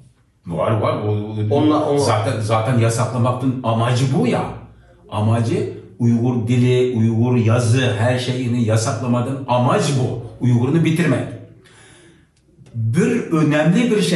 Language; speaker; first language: Turkish; non-native, learner; Uyghur